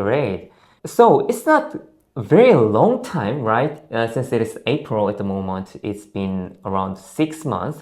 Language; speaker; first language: English; non-native, fluent; Korean